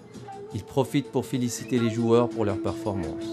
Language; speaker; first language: French; non-native, local second language; Arabic